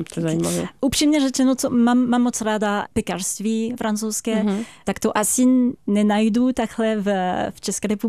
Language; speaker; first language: Czech; non-native, fluent; French